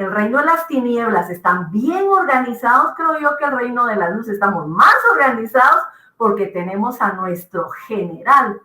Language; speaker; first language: Spanish; native; Spanish